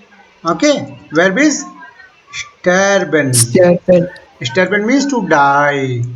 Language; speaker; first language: German; non-native, fluent; Hindi